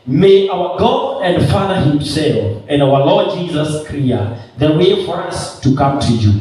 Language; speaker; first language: English; non-native, local second language; Swahili